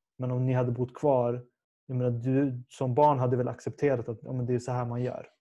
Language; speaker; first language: Swedish; early bilingual, other home language; Persian